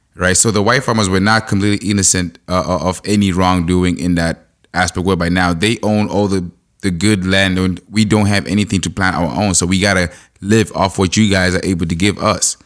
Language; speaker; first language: English; non-native, local second language; Shona